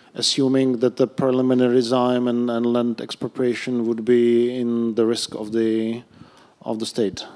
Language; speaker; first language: English; non-native, fluent; Czech